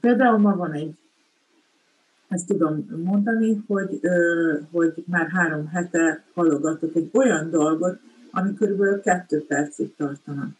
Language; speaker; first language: Hungarian; native; Hungarian